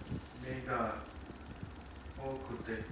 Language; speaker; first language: Japanese; non-native, learner; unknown